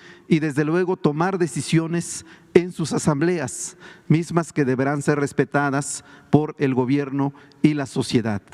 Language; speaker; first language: Spanish; non-native, local second language; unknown